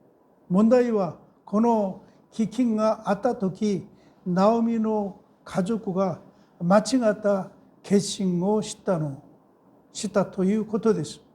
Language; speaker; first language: Japanese; non-native, fluent; Korean